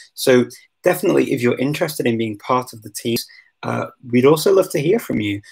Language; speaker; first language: English; native; English